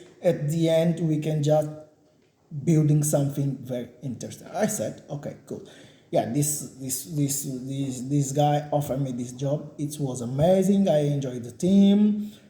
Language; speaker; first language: English; non-native, learner; Portuguese